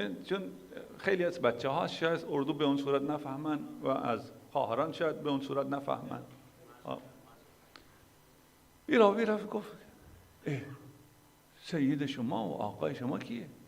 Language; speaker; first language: Persian; non-native, fluent; Urdu